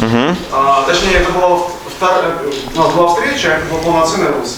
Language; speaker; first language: Russian; native; Russian